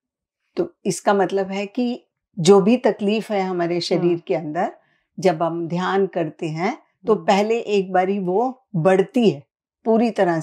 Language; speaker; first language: Hindi; native; Hindi